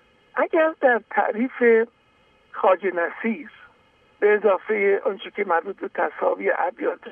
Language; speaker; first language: Persian; native; Persian